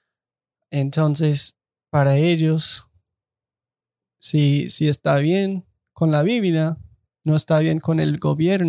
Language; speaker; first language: Spanish; non-native, fluent; English